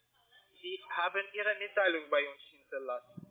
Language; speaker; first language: German; non-native, learner; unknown